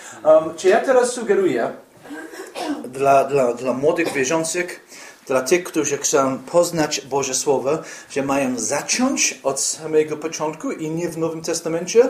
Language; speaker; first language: Polish; non-native, fluent; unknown